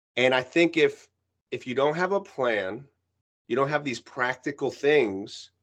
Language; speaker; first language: English; early bilingual, other home language; Spanish